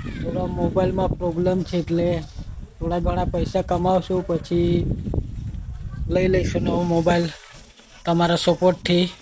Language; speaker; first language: Gujarati; non-native, local second language; Vasavi